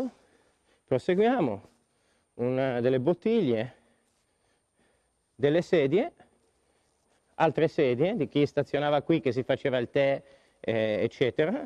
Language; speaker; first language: Italian; native; Italian